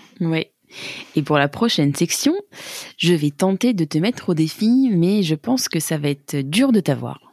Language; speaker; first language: French; native; French